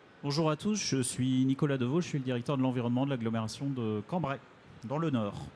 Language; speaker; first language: French; native; French